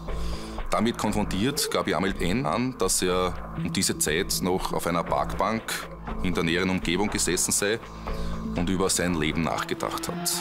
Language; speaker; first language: German; native; German